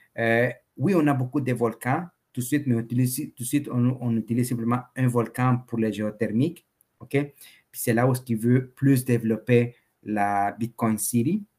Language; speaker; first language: French; non-native, fluent; Spanish